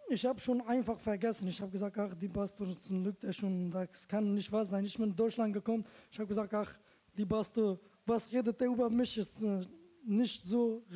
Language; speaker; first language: German; non-native, learner; Turkish